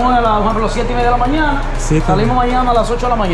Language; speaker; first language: Spanish; native; Spanish